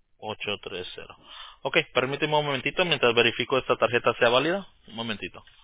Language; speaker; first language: Spanish; early bilingual, heritage; Spanish